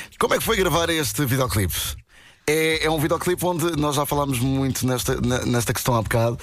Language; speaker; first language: Portuguese; native; Portuguese